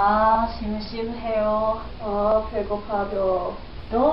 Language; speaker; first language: Korean; non-native, learner; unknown